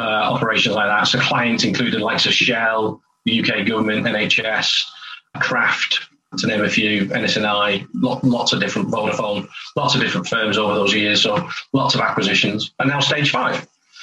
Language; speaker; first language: English; native; English